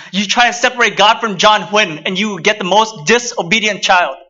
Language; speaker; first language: English; early bilingual, other home language; Vietnamese